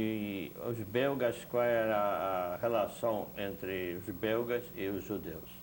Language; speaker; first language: Portuguese; non-native, fluent; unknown